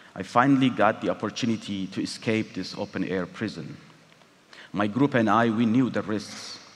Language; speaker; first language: English; non-native, fluent; Tigrinya